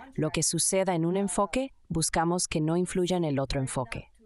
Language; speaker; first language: Spanish; non-native, fluent; Indonesian